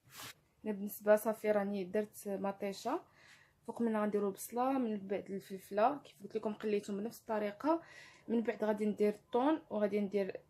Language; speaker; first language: Arabic; native; Arabic